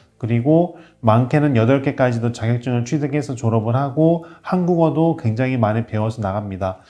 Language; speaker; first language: Korean; native; Korean